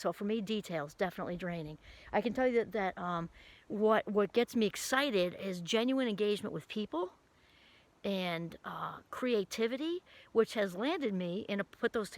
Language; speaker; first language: English; native; English